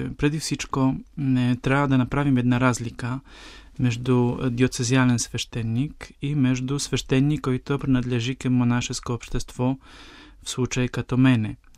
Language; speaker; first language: Bulgarian; non-native, fluent; Polish